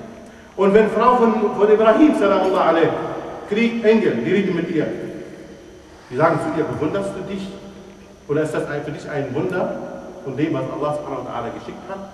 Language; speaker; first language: German; non-native, fluent; Arabic